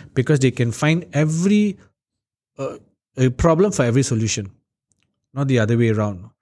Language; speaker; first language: English; native; English